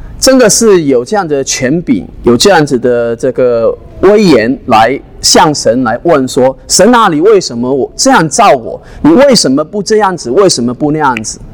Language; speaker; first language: Chinese; non-native, local second language; Cantonese